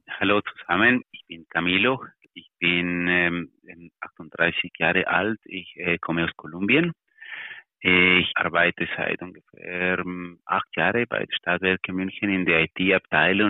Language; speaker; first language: German; non-native, fluent; Spanish